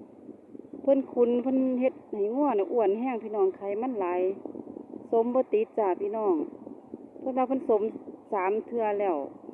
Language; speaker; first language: Thai; native; Thai